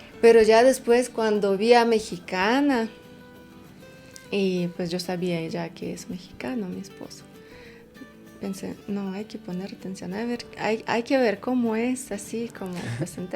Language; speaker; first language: Spanish; non-native, fluent; Russian